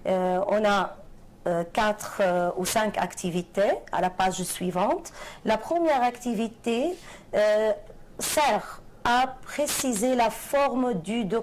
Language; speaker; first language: French; non-native, fluent; Arabic